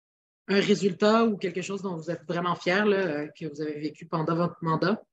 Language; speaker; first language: French; native; French